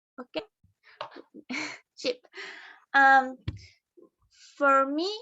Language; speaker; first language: English; non-native, learner; Spanish